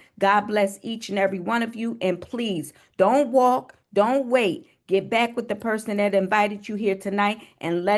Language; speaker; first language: English; native; English